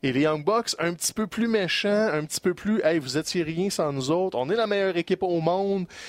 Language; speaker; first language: French; native; French